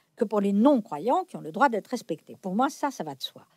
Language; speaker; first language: French; native; French